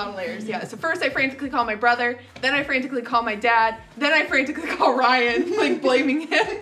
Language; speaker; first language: English; native; English